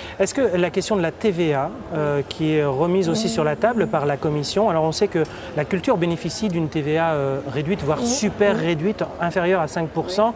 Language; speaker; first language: French; native; French